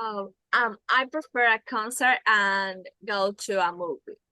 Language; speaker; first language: English; non-native, learner; Spanish